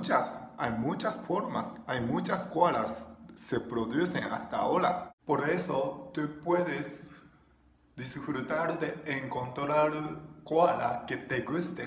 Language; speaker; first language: Spanish; non-native, learner; Japanese